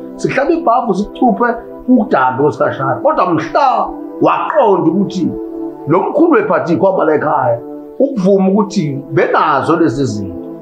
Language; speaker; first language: Zulu; native; Zulu